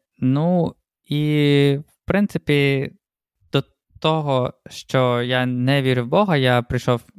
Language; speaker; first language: Ukrainian; non-native, local second language; Russian